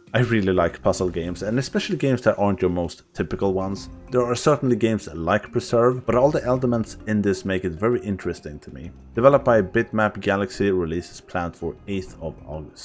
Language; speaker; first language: English; non-native, fluent; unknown